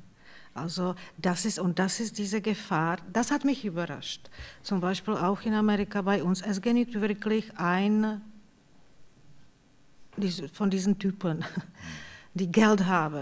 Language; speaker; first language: German; non-native, fluent; Czech